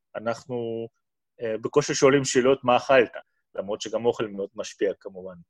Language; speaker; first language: Hebrew; non-native, fluent; Russian